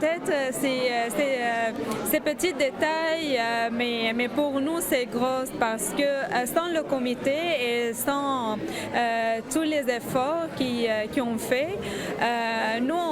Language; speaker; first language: French; non-native, learner; Arabic